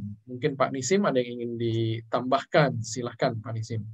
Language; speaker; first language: Indonesian; native; Indonesian